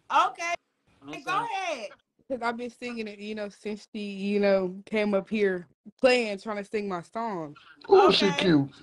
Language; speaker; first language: English; native; English